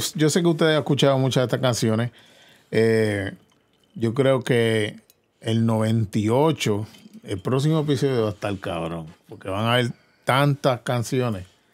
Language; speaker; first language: Spanish; early bilingual, heritage; Spanish